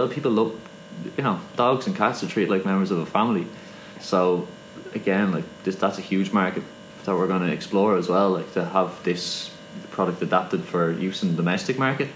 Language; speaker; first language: English; native; English